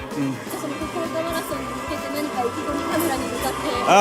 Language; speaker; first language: Japanese; native; Japanese